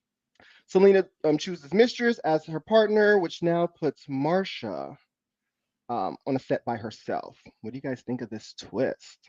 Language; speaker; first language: English; native; English